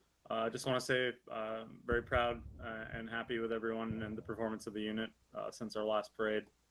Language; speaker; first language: English; native; English